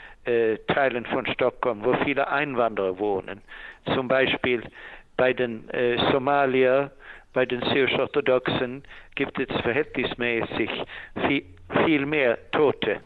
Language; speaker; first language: German; non-native, fluent; Swedish